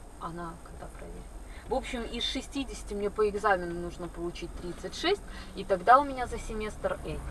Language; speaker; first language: Russian; native; Russian